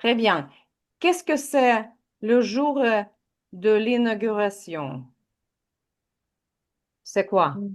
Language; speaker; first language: French; non-native, fluent; Ukrainian